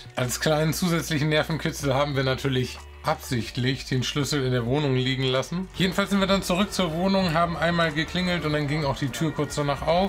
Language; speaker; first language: German; native; German